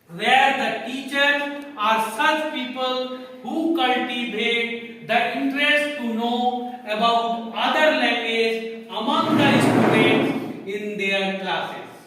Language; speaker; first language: English; non-native, local second language; Hindi